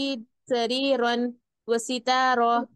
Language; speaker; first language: Arabic; non-native, learner; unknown